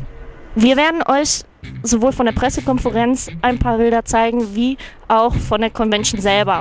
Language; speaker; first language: German; native; German